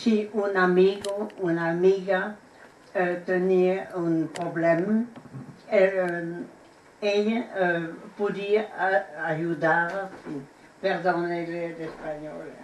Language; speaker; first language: Spanish; non-native, fluent; French